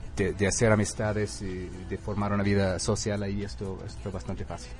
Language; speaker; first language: Spanish; non-native, fluent; English